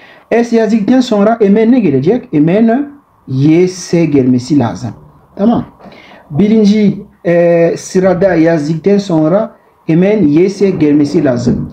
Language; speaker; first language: Turkish; non-native, learner; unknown